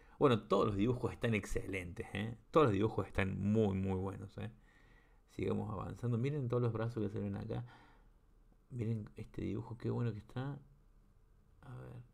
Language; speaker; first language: Spanish; native; Spanish